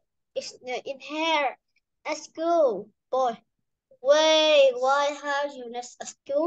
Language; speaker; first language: English; non-native, learner; Vietnamese